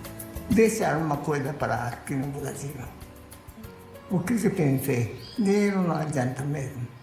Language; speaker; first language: Portuguese; non-native, learner; Japanese